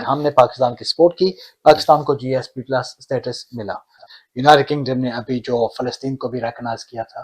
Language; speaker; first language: Urdu; early bilingual, heritage; Urdu